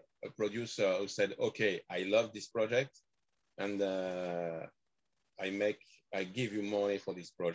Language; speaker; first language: English; non-native, learner; French